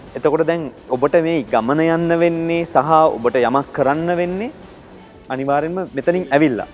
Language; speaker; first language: Sinhala; native; Sinhala